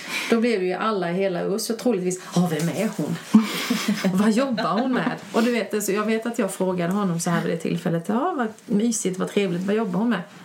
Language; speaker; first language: Swedish; native; Swedish